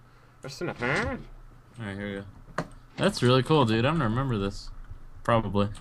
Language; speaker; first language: English; native; English